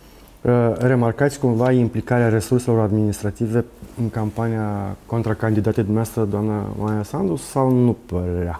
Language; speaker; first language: Romanian; native; Romanian